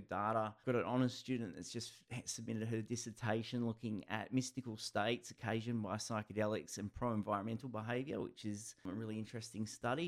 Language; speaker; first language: English; native; English